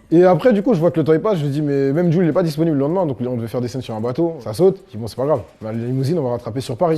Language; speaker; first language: French; native; French